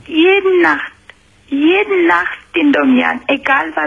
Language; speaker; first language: German; non-native, fluent; Romanian